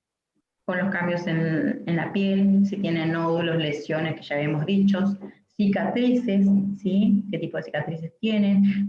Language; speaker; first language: Spanish; native; Spanish